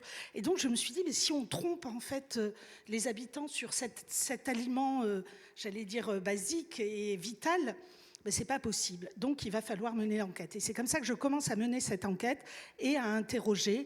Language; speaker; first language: French; native; French